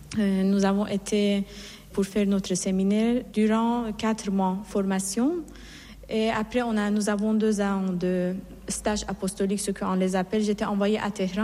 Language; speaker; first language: French; non-native, fluent; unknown